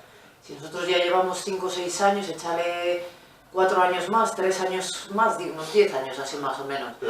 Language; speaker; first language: Spanish; native; Spanish